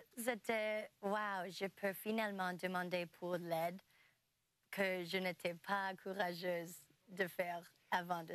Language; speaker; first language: French; non-native, local second language; English